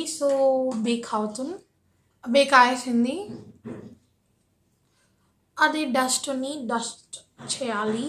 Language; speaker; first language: Telugu; native; Telugu